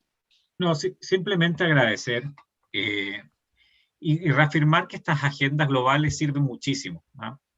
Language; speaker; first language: Spanish; native; Spanish